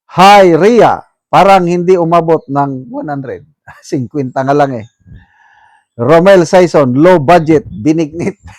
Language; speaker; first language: Filipino; non-native, local second language; Iloko